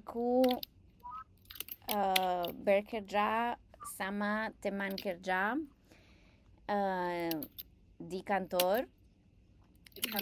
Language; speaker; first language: Indonesian; non-native, learner; English